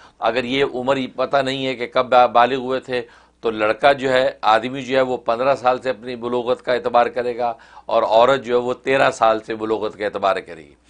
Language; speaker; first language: Urdu; native; Urdu